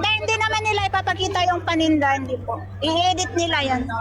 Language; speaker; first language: Filipino; native; Filipino